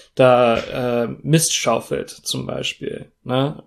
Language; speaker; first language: German; non-native, fluent; English